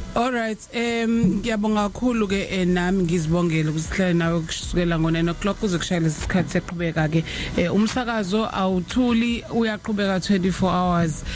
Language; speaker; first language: Zulu; native; Zulu